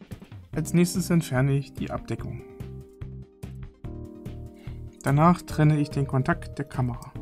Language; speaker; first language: German; native; German